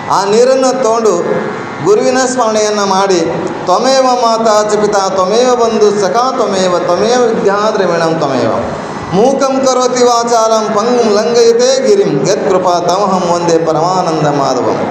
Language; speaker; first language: Kannada; native; Kannada